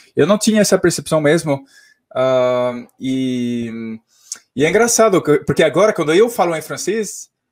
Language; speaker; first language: Portuguese; non-native, fluent; French